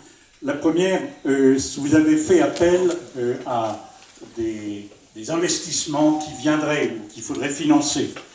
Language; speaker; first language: French; native; French